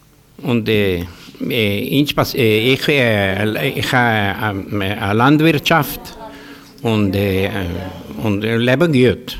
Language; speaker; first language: German; early bilingual, heritage; German